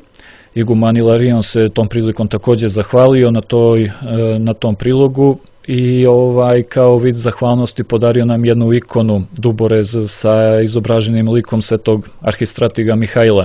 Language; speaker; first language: Croatian; native; Croatian